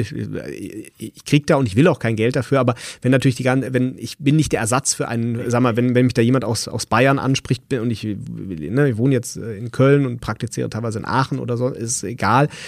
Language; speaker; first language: German; native; German